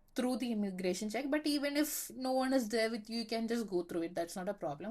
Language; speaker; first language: English; non-native, local second language; Malayalam